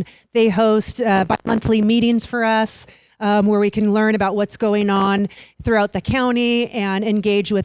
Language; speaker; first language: English; native; English